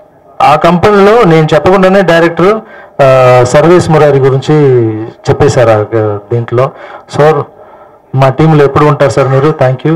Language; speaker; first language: Telugu; non-native, local second language; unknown